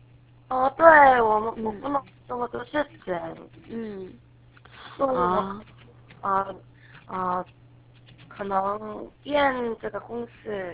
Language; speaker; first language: Chinese; non-native, learner; Korean